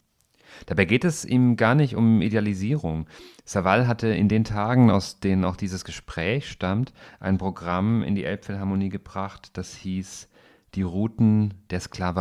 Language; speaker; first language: German; native; German